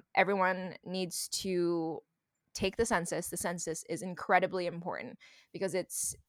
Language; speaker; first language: English; native; English